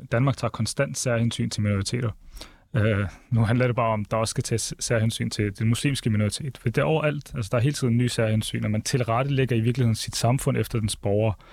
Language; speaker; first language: Danish; early bilingual, other home language; Arabic